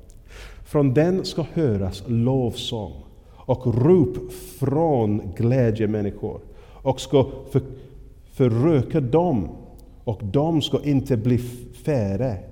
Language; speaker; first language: Swedish; non-native, fluent; English